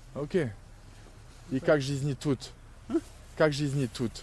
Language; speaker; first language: Russian; non-native, learner; French